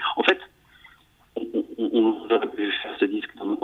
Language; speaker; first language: French; native; French